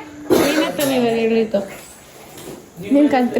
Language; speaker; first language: Kannada; native; Kannada